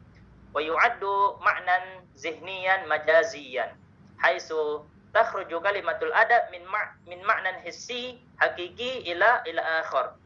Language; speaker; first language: Arabic; non-native, learner; Indonesian